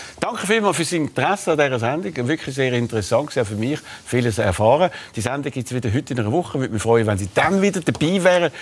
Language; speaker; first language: German; native; German